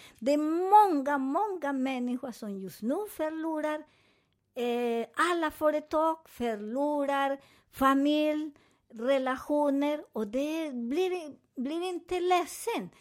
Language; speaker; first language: Swedish; non-native, fluent; Spanish